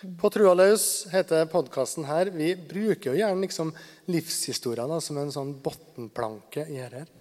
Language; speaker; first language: Norwegian; native; Norwegian